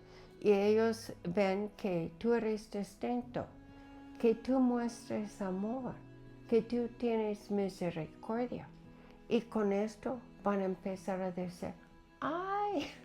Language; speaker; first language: Spanish; non-native, fluent; English